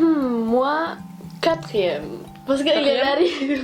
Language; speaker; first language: French; non-native, learner; Indonesian